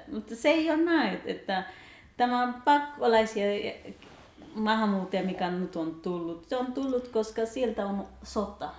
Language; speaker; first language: Finnish; non-native, learner; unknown